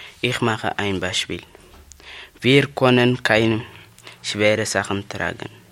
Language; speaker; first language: German; non-native, learner; Tigrinya